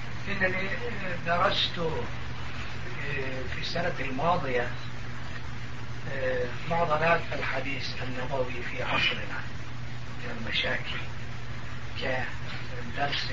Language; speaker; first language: Arabic; non-native, fluent; Turkish